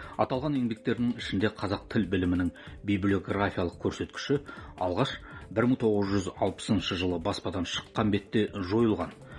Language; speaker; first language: Kazakh; native; Kazakh